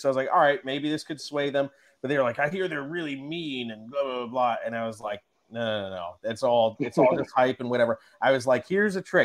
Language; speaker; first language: English; native; English